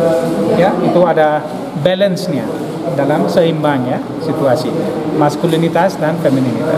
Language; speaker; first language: Indonesian; non-native, fluent; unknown